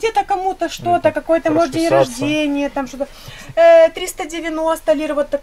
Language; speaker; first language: Russian; native; Russian